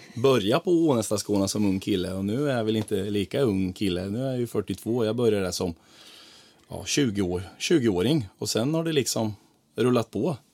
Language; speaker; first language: Swedish; non-native, fluent; Croatian